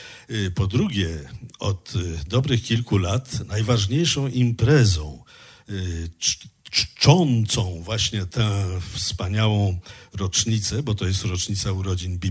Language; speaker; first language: Polish; native; Polish